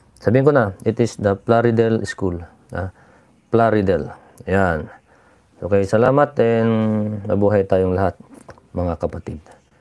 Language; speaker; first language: Filipino; non-native, local second language; Iloko